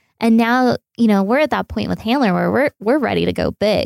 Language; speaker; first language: English; native; English